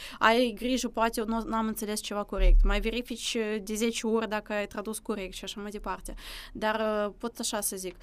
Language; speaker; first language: Romanian; early bilingual, other home language; Russian